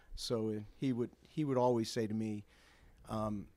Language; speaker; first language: English; native; English